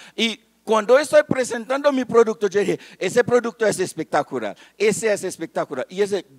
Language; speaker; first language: Spanish; non-native, fluent; Haitian Creole